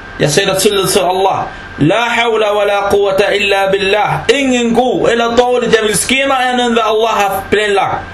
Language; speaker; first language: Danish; non-native, fluent; Arabic